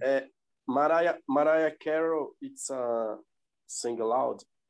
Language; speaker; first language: English; non-native, learner; Portuguese